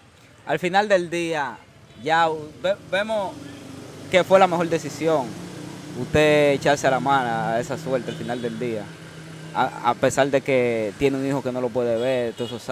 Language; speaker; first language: Spanish; native; Spanish